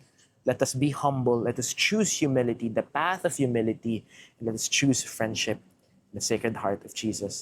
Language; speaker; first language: English; non-native, local second language; Filipino